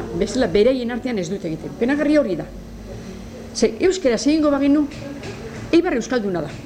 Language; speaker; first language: Basque; native; Basque